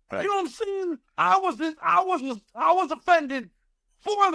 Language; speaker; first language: English; native; English